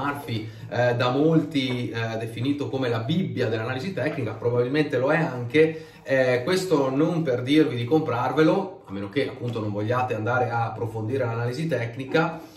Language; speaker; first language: Italian; native; Italian